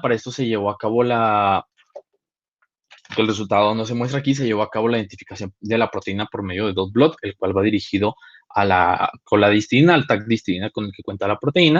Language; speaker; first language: Spanish; native; Spanish